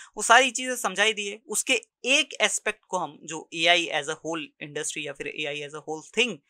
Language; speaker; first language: Hindi; native; Hindi